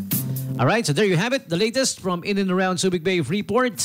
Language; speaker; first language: English; non-native, local second language; Filipino